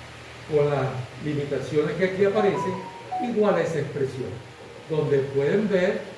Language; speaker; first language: Spanish; native; Spanish